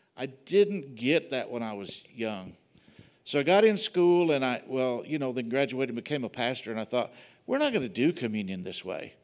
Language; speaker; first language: English; native; English